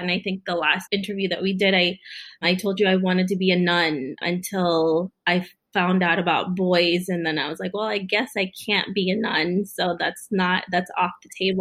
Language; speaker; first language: English; early bilingual, other home language; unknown